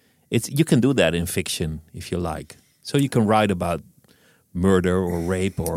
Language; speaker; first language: English; non-native, fluent; Dutch